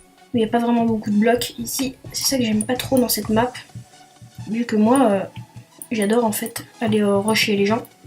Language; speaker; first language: French; native; French